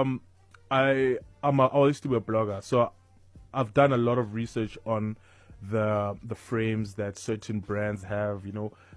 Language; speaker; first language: English; non-native, local second language; Zulu